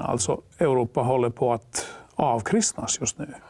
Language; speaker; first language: Swedish; non-native, local second language; Finnish